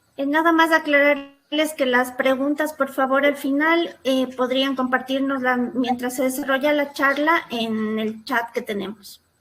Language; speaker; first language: Spanish; native; Spanish